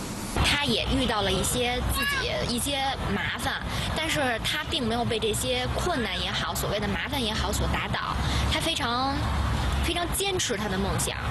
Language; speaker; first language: Chinese; native; Chinese